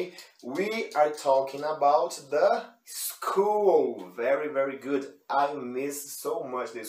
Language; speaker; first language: English; non-native, learner; Portuguese